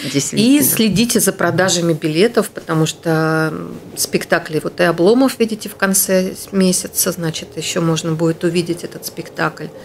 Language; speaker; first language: Russian; native; Russian